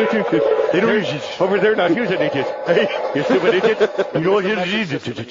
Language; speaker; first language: English; native; English